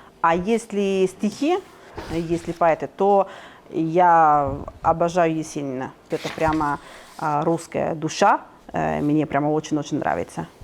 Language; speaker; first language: Russian; non-native, fluent; Italian